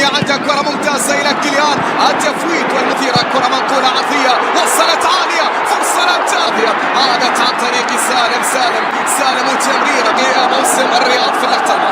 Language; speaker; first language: Arabic; native; Arabic